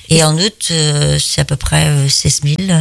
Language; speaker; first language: French; native; French